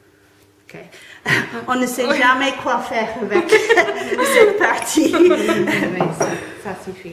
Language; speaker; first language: French; non-native, learner; English